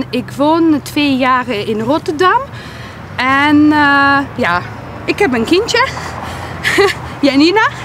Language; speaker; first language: Dutch; non-native, learner; Polish